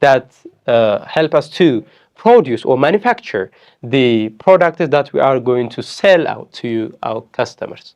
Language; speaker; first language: English; non-native, local second language; Amharic